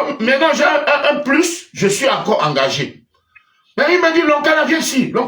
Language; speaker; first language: French; native; French